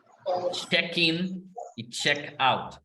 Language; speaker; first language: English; non-native, fluent; Spanish